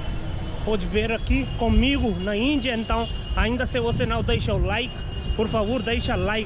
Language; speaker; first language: Portuguese; non-native, learner; Hindi